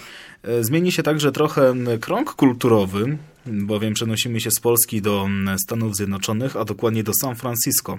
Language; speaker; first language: Polish; native; Polish